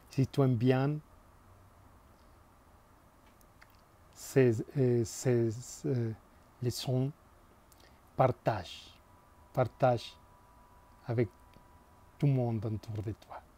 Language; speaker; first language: French; non-native, fluent; Spanish